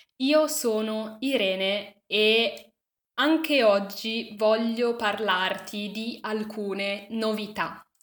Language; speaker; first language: Italian; native; Italian